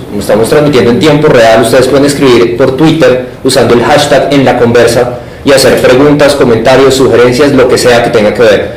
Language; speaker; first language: Spanish; native; Spanish